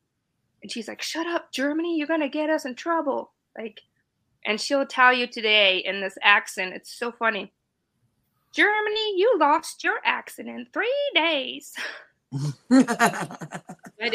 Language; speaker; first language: English; non-native, fluent; German